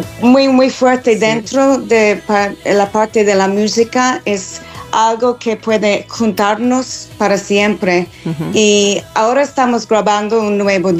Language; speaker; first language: Spanish; non-native, learner; English